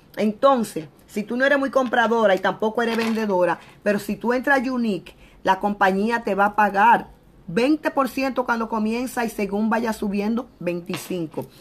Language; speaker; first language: Spanish; native; Spanish